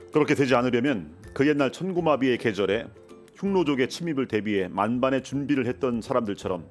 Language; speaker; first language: Korean; native; Korean